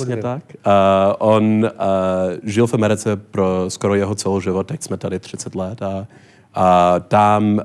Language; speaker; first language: Czech; non-native, learner; English